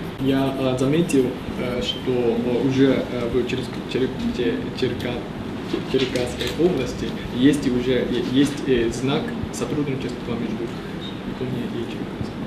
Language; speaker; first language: Russian; non-native, fluent; Japanese